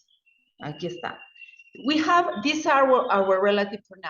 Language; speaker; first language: English; non-native, fluent; Spanish